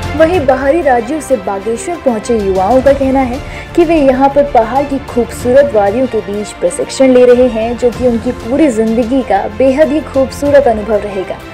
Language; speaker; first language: Hindi; native; Hindi